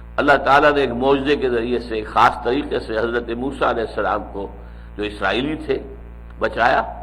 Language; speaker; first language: Urdu; native; Urdu